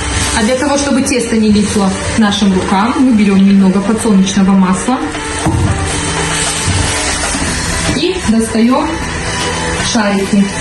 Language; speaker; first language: Russian; native; Russian